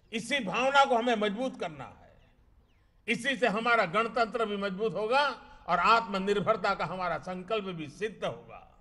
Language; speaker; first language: Hindi; native; Hindi